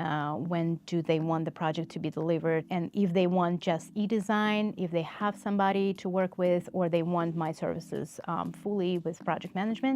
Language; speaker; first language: English; non-native, fluent; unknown